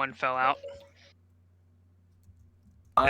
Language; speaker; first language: English; native; English